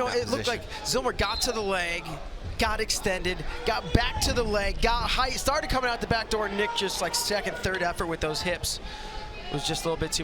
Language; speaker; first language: English; native; English